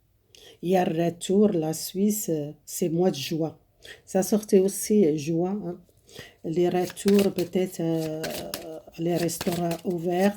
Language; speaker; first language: French; non-native, fluent; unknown